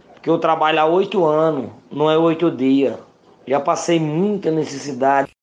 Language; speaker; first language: Portuguese; native; Portuguese